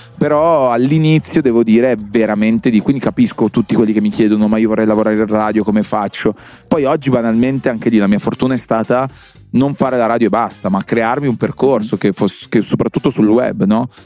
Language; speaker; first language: Italian; native; Italian